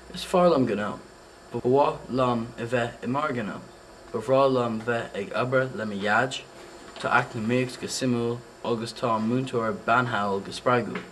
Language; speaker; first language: Irish; non-native, local second language; English